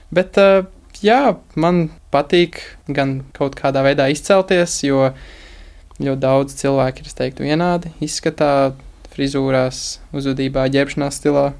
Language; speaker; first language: Latvian; native; Latvian